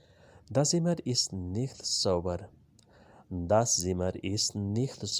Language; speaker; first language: German; non-native, learner; Urdu